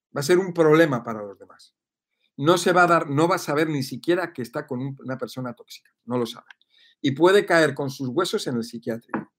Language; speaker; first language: Spanish; native; Spanish